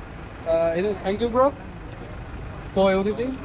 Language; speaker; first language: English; non-native, learner; Sinhala